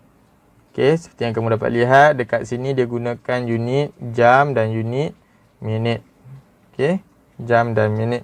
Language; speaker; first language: Malay; native; Malay